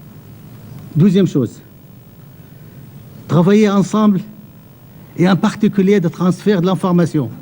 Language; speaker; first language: French; non-native, fluent; Arabic